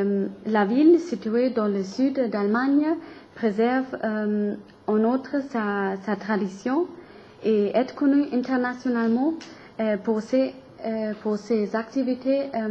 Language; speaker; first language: French; non-native, learner; German